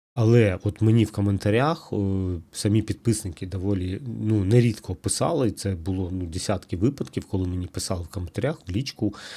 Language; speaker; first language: Ukrainian; non-native, local second language; Russian